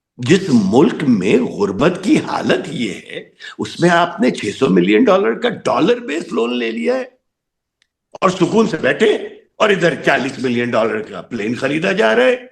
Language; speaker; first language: Urdu; native; Urdu